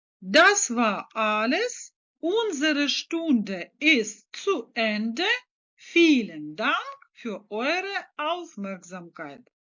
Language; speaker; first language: German; non-native, fluent; Ukrainian